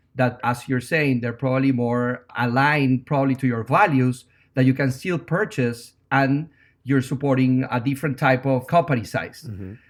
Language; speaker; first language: English; non-native, fluent; Spanish